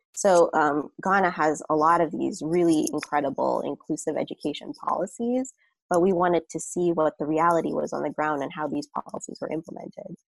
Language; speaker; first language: English; native; English